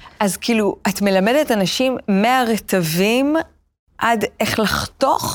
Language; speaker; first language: Hebrew; native; Hebrew